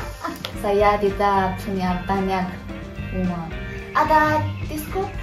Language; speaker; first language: Indonesian; non-native, learner; Chinese